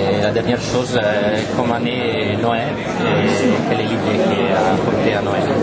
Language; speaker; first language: French; non-native, fluent; Italian